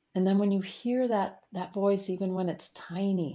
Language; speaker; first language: English; native; English